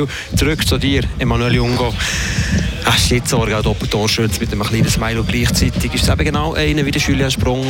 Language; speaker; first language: German; native; German